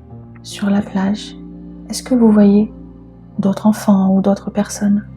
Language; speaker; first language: French; native; French